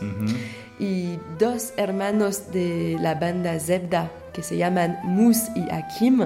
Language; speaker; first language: Spanish; non-native, fluent; French